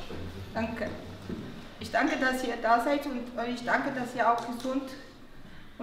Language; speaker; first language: German; non-native, learner; Romanian